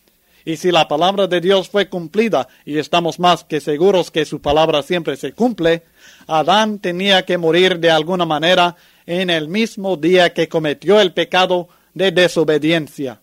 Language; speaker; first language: Spanish; native; Spanish